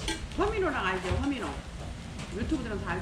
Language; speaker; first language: Korean; native; Korean